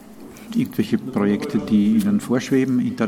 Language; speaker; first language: German; native; German